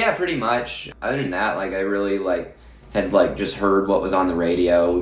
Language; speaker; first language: English; native; English